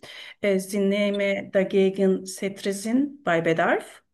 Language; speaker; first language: German; non-native, learner; Turkish